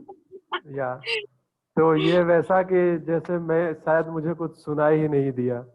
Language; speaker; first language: Hindi; native; Hindi